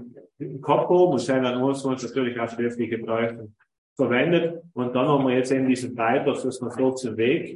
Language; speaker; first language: German; native; German